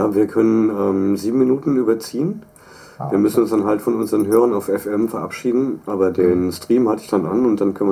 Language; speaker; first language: German; native; German